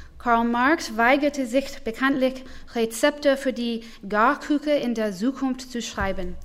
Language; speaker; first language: German; non-native, learner; English